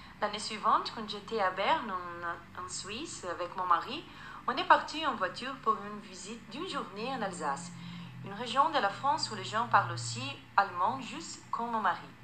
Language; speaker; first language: French; non-native, fluent; Portuguese